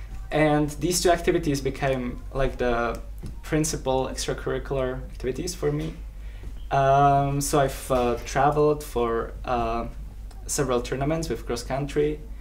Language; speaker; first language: English; non-native, fluent; Czech